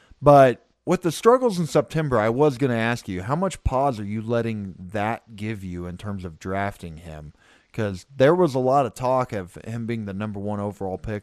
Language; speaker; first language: English; native; English